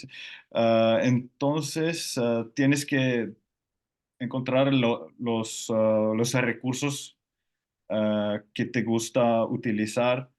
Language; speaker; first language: Spanish; non-native, fluent; Finnish